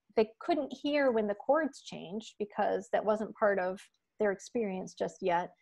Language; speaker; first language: English; native; English